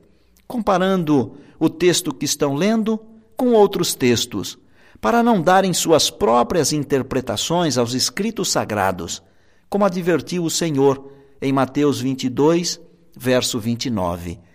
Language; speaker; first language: Portuguese; native; Portuguese